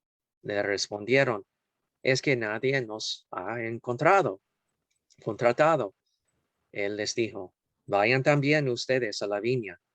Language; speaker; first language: Spanish; non-native, fluent; English